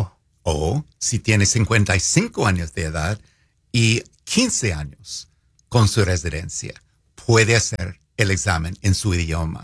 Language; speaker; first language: Spanish; non-native, fluent; English